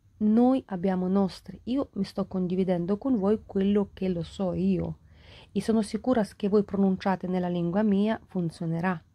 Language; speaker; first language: Italian; non-native, fluent; Ukrainian